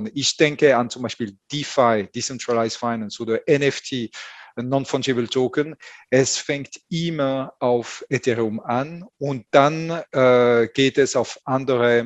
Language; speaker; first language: German; non-native, fluent; French